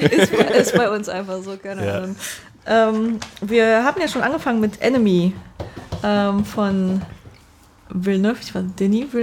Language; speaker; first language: German; native; German